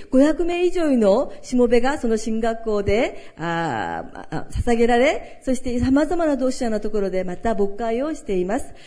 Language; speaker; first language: Japanese; early bilingual, other home language; Korean